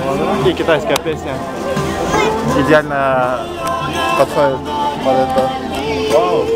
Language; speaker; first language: Russian; non-native, local second language; Kyrgyz